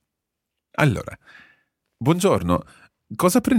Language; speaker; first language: Italian; non-native, fluent; English